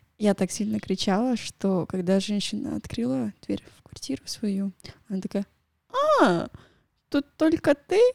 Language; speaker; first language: Russian; non-native, fluent; Spanish